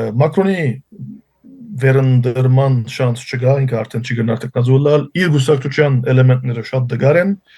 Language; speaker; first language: Armenian; early bilingual, heritage; Armenian